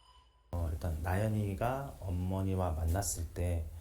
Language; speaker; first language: Korean; native; Korean